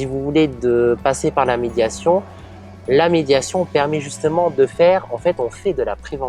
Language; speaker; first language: French; native; French